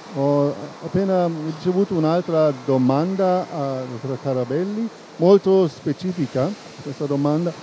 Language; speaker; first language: Italian; non-native, fluent; German